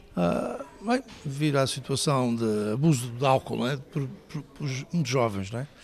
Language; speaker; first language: Portuguese; native; Portuguese